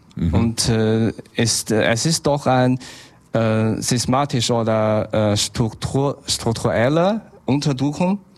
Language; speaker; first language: German; non-native, learner; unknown